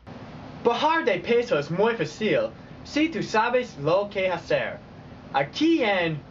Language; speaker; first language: Spanish; non-native, learner; English